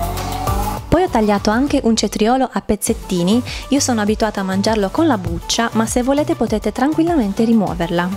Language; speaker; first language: Italian; native; Italian